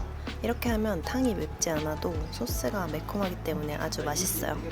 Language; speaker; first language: Korean; native; Korean